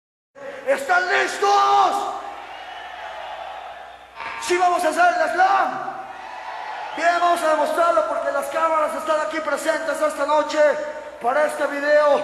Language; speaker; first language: Spanish; native; Spanish